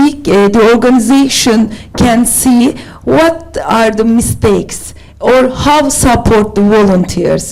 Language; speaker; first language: English; non-native, learner; Turkish